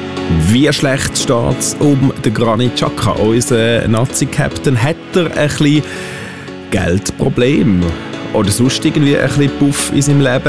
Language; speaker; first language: German; native; German